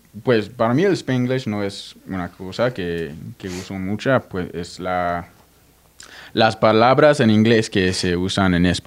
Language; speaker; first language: Spanish; non-native, fluent; English